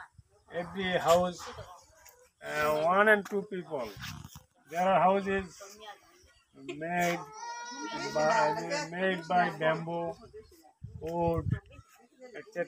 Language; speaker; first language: English; non-native, learner; Bangla